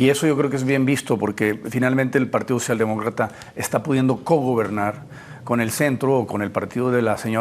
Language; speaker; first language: Spanish; native; Spanish